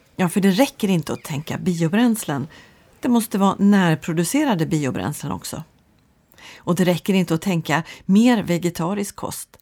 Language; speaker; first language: Swedish; native; Swedish